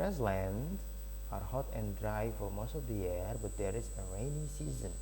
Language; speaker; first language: English; non-native, learner; Indonesian